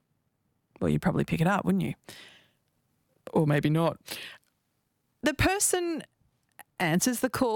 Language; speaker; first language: English; native; English